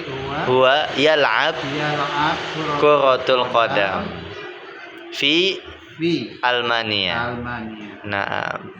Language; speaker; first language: Arabic; non-native, fluent; Indonesian